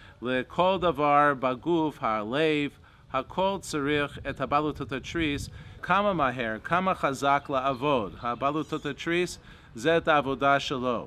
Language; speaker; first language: Hebrew; non-native, fluent; English